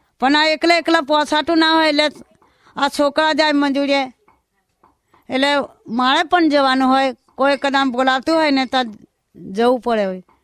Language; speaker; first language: Gujarati; non-native, local second language; Bhili